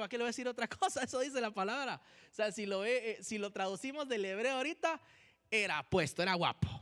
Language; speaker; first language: Spanish; native; Spanish